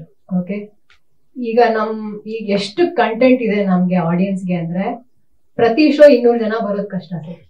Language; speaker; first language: Kannada; native; Kannada